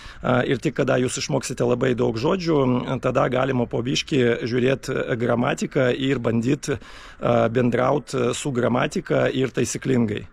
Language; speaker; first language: Lithuanian; non-native, fluent; Russian